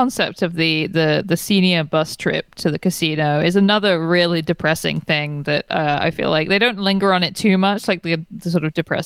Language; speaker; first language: English; native; English